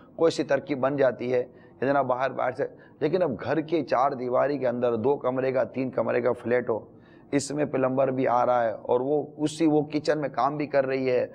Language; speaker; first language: Urdu; native; Urdu